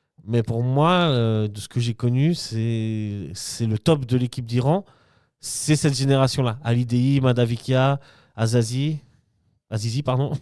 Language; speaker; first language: French; native; French